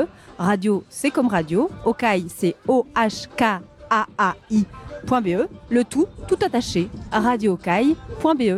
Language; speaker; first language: French; native; French